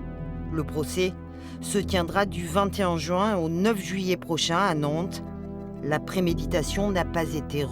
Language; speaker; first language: French; native; French